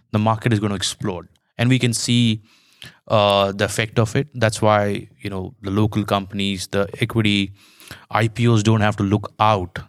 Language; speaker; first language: English; non-native, local second language; Hindi